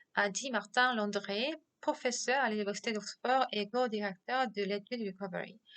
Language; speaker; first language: French; non-native, fluent; Korean